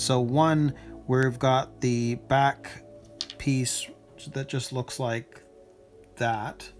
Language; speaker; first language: English; native; English